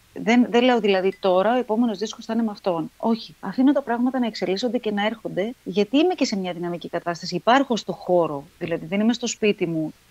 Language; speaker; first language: Greek; native; Greek